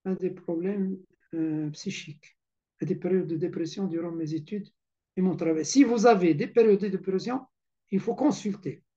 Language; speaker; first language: French; non-native, local second language; Arabic